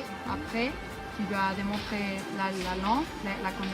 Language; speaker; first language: French; non-native, fluent; Spanish